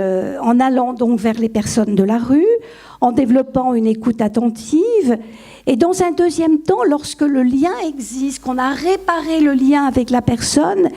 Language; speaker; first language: French; native; French